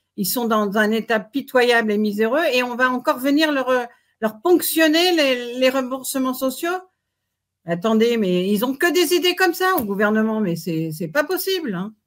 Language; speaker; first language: French; native; French